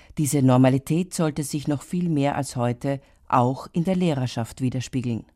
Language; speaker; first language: German; native; German